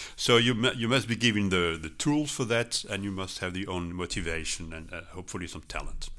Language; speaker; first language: English; non-native, fluent; French